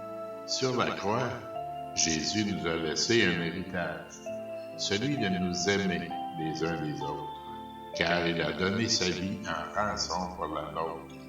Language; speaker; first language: French; native; French